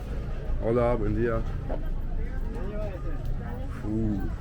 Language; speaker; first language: Spanish; non-native, learner; English